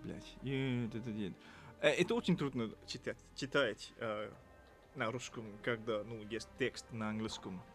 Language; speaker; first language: Russian; non-native, learner; English